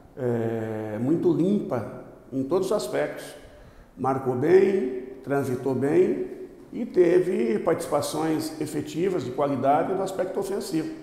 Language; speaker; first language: Portuguese; native; Portuguese